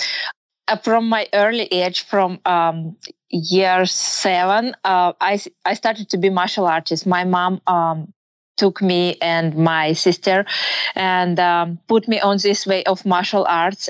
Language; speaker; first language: English; non-native, learner; Russian